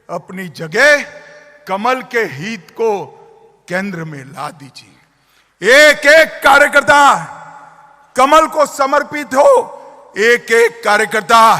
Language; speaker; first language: Hindi; non-native, local second language; Gujarati